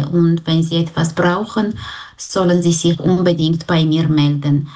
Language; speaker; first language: German; non-native, fluent; Armenian